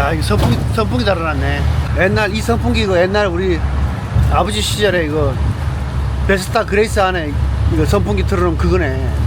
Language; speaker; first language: Korean; native; Korean